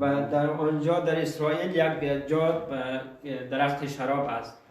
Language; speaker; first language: Persian; early bilingual, heritage; Persian